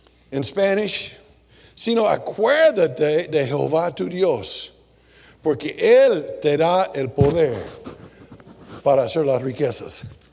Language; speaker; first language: Spanish; non-native, fluent; English